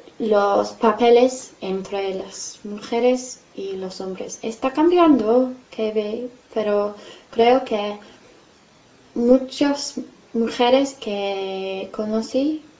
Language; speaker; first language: Spanish; non-native, fluent; English